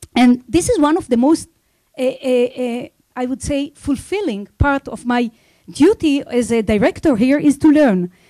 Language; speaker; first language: English; non-native, fluent; Hebrew